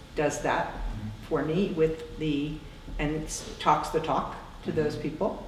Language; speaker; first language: English; native; English